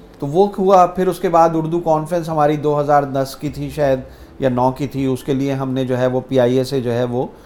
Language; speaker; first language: Urdu; native; Urdu